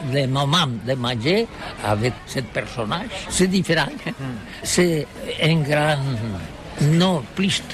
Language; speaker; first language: French; non-native, learner; Spanish